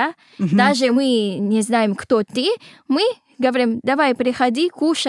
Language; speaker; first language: Russian; non-native, learner; Filipino